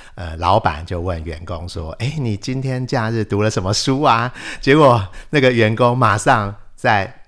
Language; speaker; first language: Chinese; native; Chinese